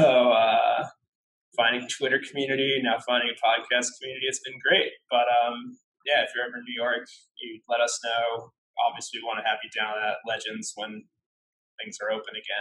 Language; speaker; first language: English; native; English